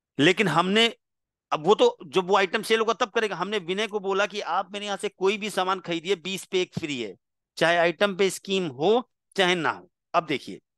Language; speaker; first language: Hindi; non-native, local second language; Gujarati